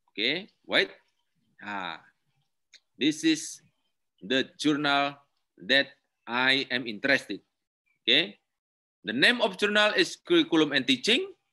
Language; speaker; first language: English; non-native, learner; Indonesian